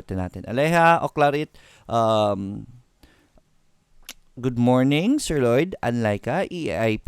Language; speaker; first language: Filipino; native; Filipino